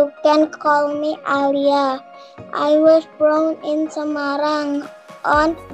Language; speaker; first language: English; non-native, learner; Indonesian